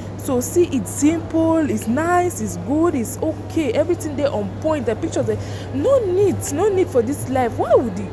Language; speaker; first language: Nigerian Pidgin; native; Nigerian Pidgin